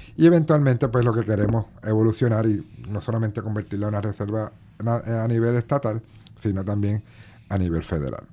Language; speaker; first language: Spanish; native; Spanish